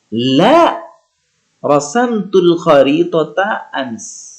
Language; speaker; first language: Arabic; non-native, fluent; Indonesian